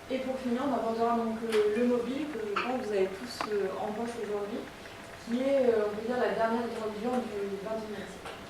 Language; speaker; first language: French; native; French